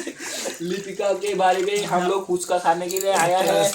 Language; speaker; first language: Hindi; non-native, local second language; Bangla